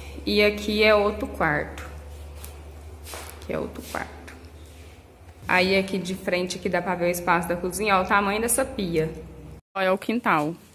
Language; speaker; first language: Portuguese; native; Portuguese